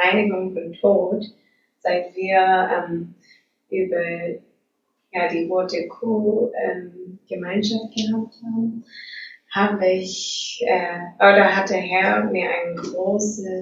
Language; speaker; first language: German; non-native, fluent; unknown